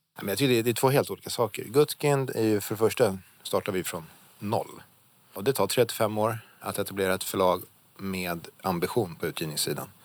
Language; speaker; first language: Swedish; native; Swedish